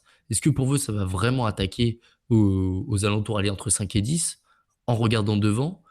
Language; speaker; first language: French; native; French